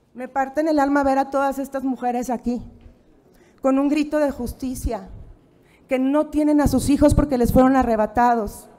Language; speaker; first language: Spanish; native; Spanish